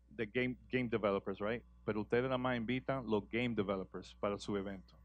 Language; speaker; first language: Spanish; early bilingual, heritage; Spanish